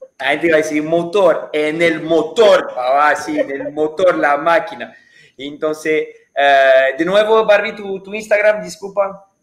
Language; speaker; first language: Spanish; non-native, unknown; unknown